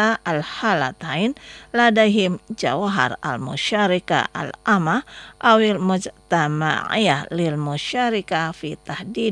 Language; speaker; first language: Arabic; non-native, fluent; Indonesian